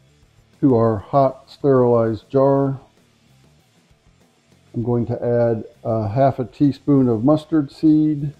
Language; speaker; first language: English; native; English